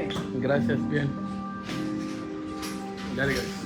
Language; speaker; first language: Spanish; non-native, learner; Haitian Creole